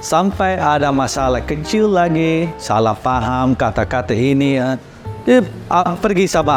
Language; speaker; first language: Indonesian; non-native, learner; Dutch